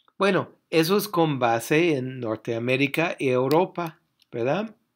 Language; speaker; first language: Spanish; non-native, fluent; English